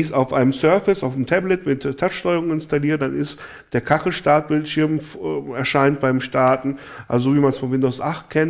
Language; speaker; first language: German; native; German